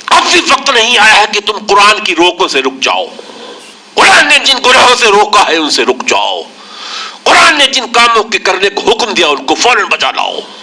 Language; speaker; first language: Urdu; native; Urdu